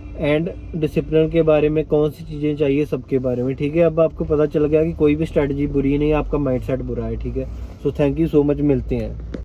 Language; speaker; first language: Hindi; non-native, local second language; Punjabi